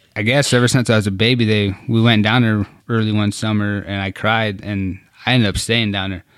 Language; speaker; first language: English; native; English